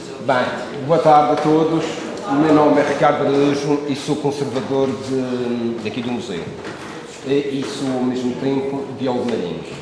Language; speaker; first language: Portuguese; native; Portuguese